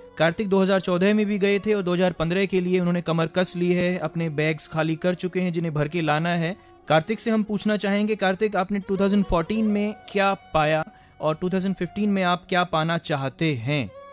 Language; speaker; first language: Hindi; native; Hindi